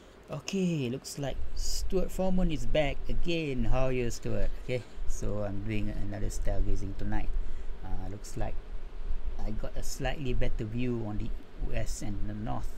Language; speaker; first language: English; non-native, local second language; Malay